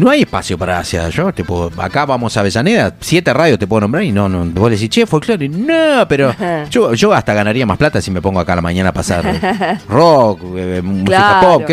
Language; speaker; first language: Spanish; native; Spanish